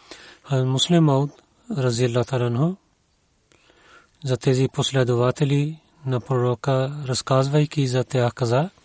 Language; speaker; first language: Bulgarian; non-native, learner; Urdu